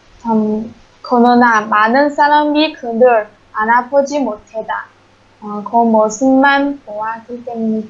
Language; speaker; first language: Korean; non-native, learner; Chinese